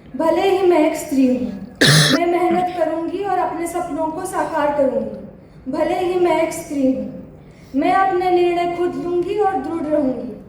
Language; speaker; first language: Hindi; non-native, local second language; Marathi